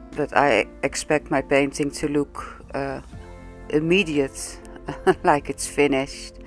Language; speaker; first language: English; non-native, fluent; Dutch